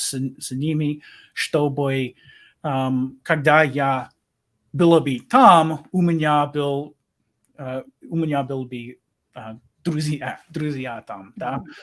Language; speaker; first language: Russian; non-native, learner; English